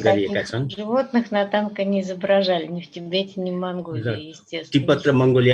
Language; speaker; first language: Russian; native; Russian